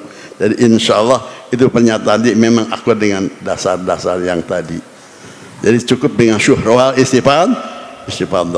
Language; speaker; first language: Indonesian; native; Indonesian